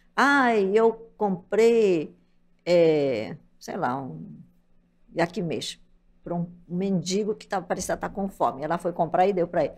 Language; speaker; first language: Portuguese; early bilingual, other home language; Japanese